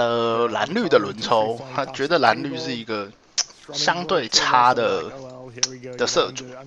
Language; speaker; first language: Chinese; native; Chinese